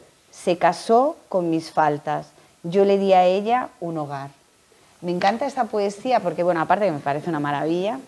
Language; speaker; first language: Spanish; native; Spanish